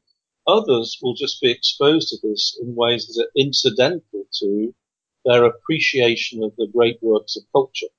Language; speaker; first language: English; native; English